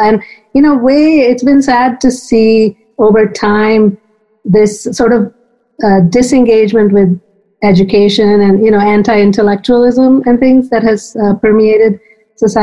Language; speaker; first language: English; non-native, local second language; Hindi